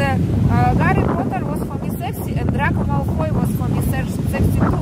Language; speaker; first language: English; non-native, learner; Russian